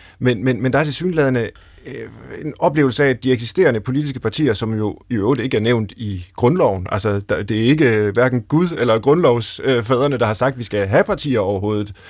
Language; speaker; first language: Danish; native; Danish